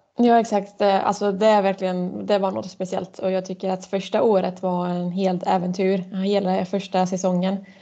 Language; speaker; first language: Swedish; non-native, fluent; German